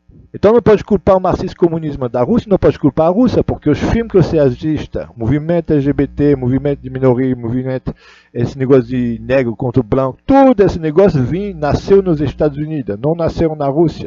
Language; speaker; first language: Portuguese; non-native, learner; Russian